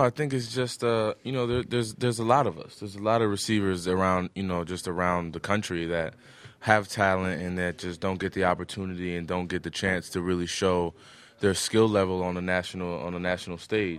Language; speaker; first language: English; early bilingual, other home language; Spanish